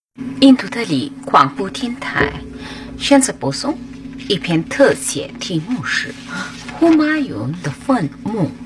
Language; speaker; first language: Chinese; non-native, fluent; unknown